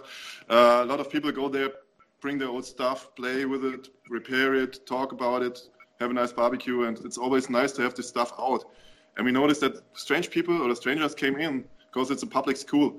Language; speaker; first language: English; non-native, fluent; German